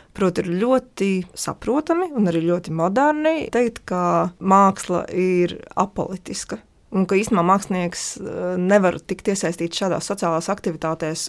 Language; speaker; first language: Latvian; native; Latvian